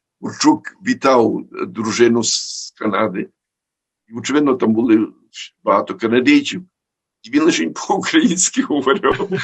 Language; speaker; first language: Ukrainian; early bilingual, heritage; Ukrainian